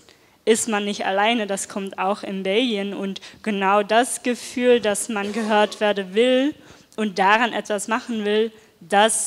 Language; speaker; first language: German; non-native, fluent; Dutch